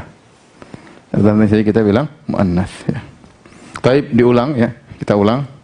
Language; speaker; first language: Indonesian; native; Indonesian